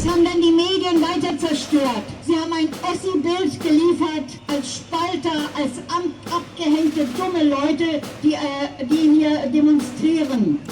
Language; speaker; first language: German; native; German